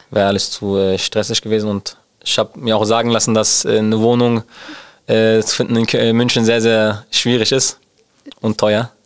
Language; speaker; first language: German; early bilingual, other home language; Turkish